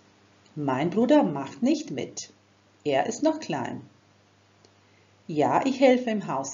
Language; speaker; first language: German; non-native, fluent; Croatian